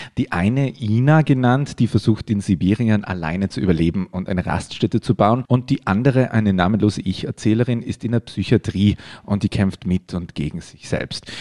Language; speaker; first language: German; native; German